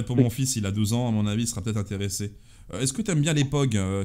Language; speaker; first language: French; native; French